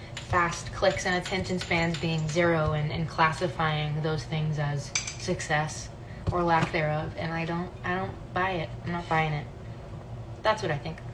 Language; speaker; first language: English; early bilingual, other home language; Italian